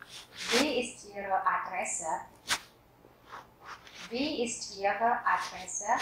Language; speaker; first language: German; non-native, fluent; Vietnamese